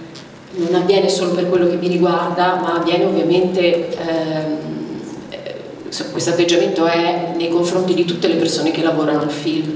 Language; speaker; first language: Italian; native; Italian